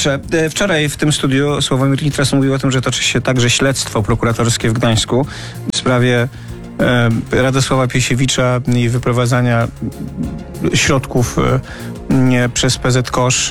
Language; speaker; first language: Polish; native; Polish